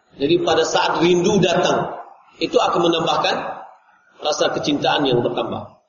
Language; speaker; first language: Indonesian; non-native, local second language; Minangkabau